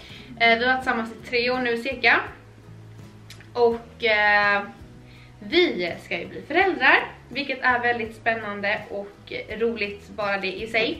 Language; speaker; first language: Swedish; native; Swedish